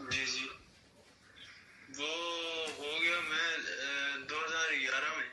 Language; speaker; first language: Urdu; native; Urdu